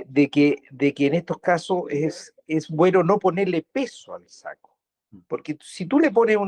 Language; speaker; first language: Spanish; native; Spanish